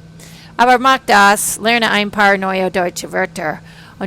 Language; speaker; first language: German; non-native, fluent; English